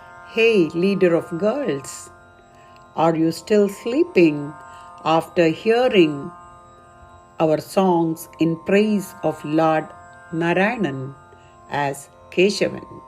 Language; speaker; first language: English; non-native, local second language; Tamil